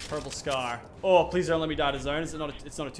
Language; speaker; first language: English; native; English